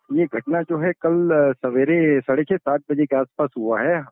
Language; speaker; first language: Hindi; native; Hindi